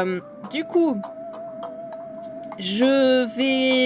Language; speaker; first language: French; native; French